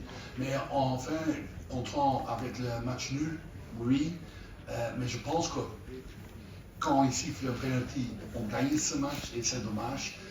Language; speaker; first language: French; non-native, learner; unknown